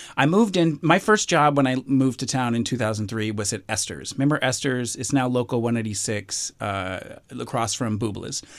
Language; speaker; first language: English; native; English